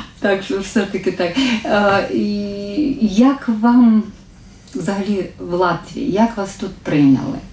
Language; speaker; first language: Ukrainian; native; Ukrainian